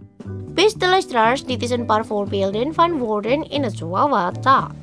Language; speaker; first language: Dutch; non-native, learner; Indonesian